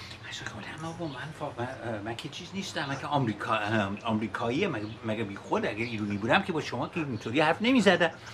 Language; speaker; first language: Persian; non-native, fluent; English